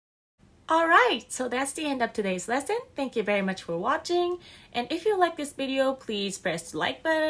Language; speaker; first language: English; non-native, fluent; Japanese